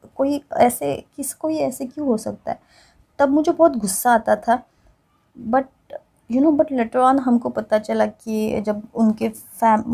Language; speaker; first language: Hindi; non-native, local second language; Marathi